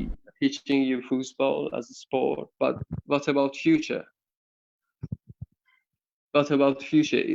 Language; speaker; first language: English; non-native, learner; Persian